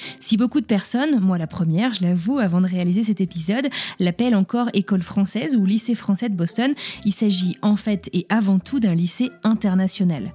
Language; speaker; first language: French; native; French